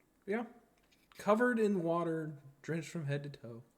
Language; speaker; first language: English; native; English